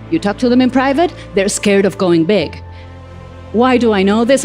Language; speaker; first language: English; non-native, fluent; Spanish